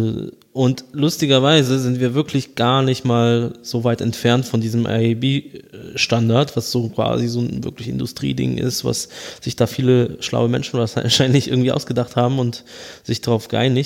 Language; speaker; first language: German; native; German